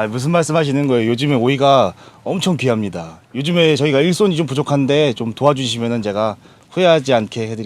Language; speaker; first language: Korean; native; Korean